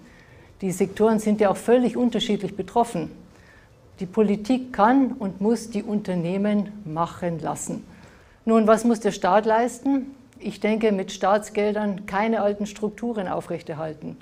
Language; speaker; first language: German; native; German